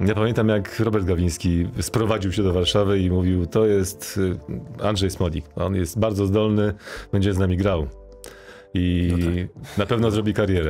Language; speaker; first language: Polish; native; Polish